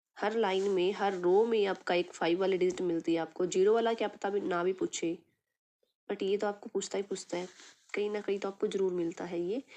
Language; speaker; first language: Hindi; native; Hindi